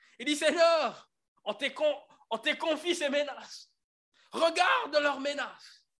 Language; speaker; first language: French; non-native, local second language; Lingala